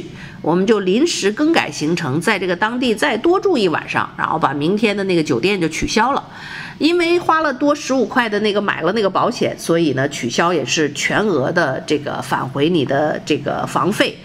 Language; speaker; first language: Chinese; native; Chinese